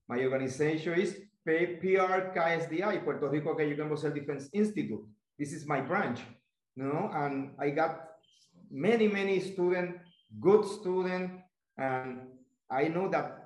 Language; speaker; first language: English; non-native, learner; Spanish